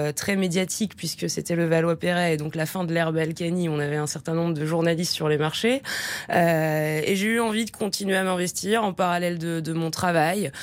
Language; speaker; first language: French; native; French